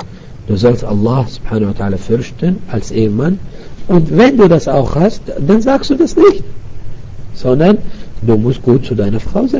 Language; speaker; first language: German; non-native, fluent; Arabic